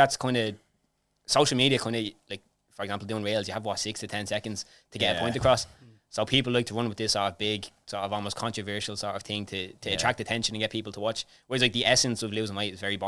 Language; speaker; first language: English; native; English